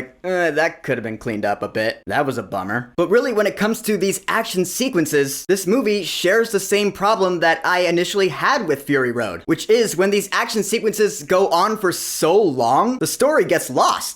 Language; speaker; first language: English; native; English